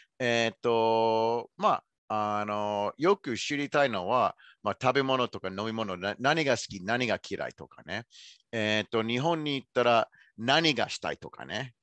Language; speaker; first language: Japanese; non-native, fluent; English